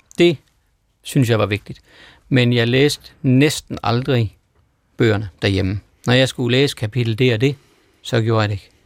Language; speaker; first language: Danish; native; Danish